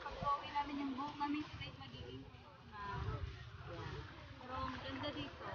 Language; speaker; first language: Filipino; non-native, local second language; Cebuano